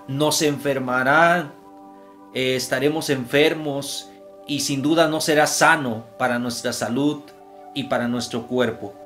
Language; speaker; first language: Spanish; native; Spanish